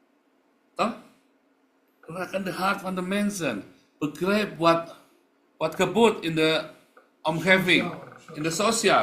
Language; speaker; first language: Dutch; non-native, learner; Indonesian